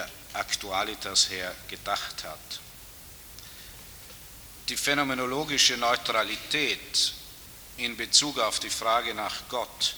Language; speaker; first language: German; native; German